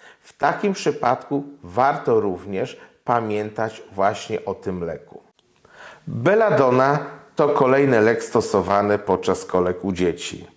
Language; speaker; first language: Polish; native; Polish